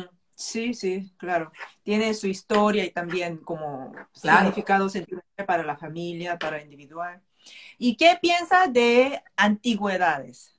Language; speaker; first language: Spanish; non-native, fluent; Korean